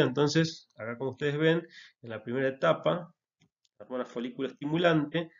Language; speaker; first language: Spanish; native; Spanish